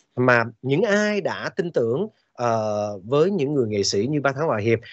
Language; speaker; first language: Vietnamese; native; Vietnamese